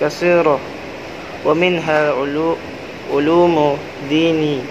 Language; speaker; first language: Arabic; non-native, learner; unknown